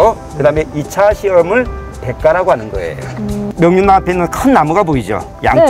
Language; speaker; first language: Korean; native; Korean